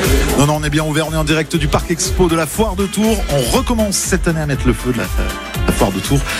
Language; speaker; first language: French; native; French